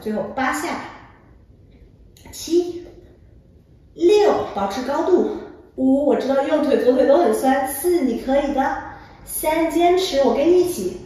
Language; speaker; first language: Chinese; native; Chinese